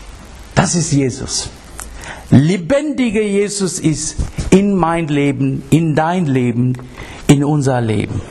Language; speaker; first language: German; non-native, fluent; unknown